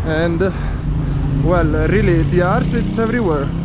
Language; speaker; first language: English; non-native, fluent; Italian